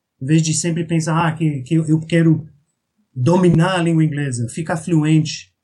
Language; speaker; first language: Portuguese; non-native, fluent; English